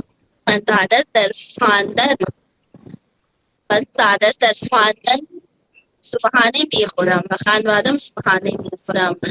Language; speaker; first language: Persian; non-native, learner; Urdu